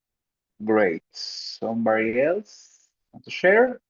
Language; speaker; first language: English; non-native, fluent; Spanish